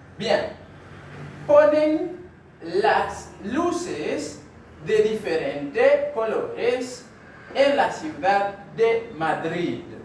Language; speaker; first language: Spanish; non-native, learner; Haitian Creole